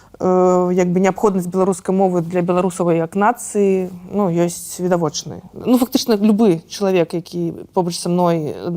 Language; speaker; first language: Belarusian; non-native, local second language; Russian